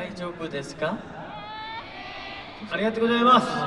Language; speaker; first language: Japanese; non-native, learner; Korean